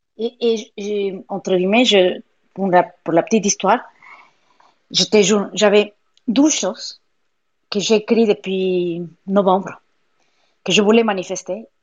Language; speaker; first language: French; non-native, fluent; Spanish